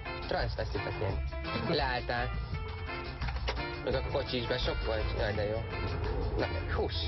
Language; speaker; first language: Hungarian; non-native, learner; Spanish